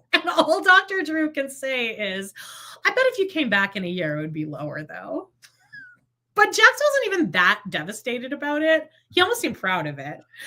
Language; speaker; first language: English; native; English